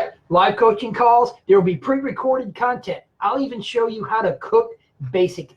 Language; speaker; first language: English; native; English